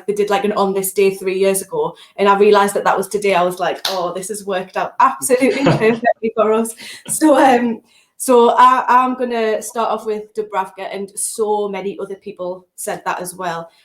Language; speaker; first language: English; native; English